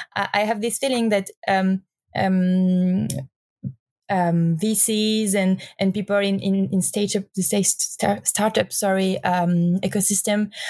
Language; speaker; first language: English; non-native, fluent; French